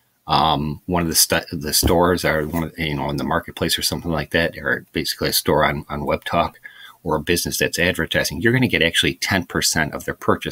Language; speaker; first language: English; native; English